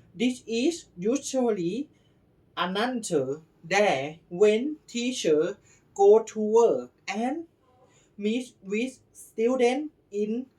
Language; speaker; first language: English; non-native, learner; Thai